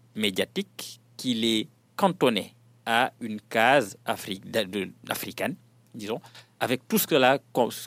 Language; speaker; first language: French; non-native, local second language; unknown